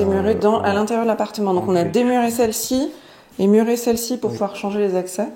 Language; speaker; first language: French; native; French